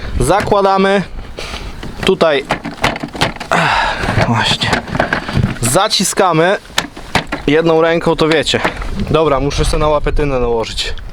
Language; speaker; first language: Polish; native; Polish